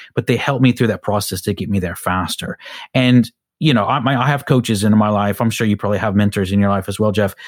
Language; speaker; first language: English; native; English